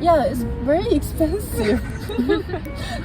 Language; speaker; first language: English; non-native, learner; Korean